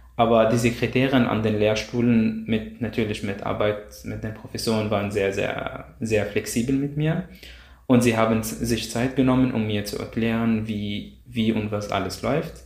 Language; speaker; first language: German; non-native, fluent; Arabic